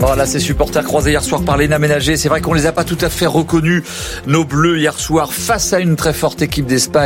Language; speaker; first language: French; native; French